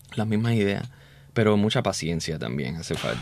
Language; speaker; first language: Spanish; early bilingual, heritage; Spanish